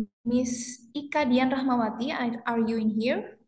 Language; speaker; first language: English; non-native, fluent; Indonesian